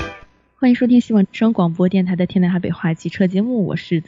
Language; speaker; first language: Chinese; native; Chinese